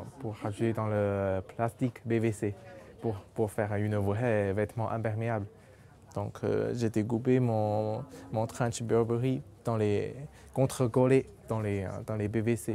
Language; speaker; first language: French; non-native, local second language; Chinese